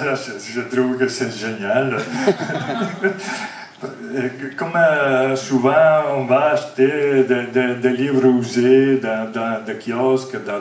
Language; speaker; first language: French; non-native, fluent; Italian